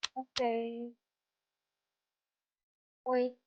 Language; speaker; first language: English; non-native, learner; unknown